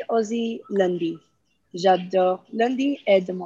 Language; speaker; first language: French; non-native, learner; Spanish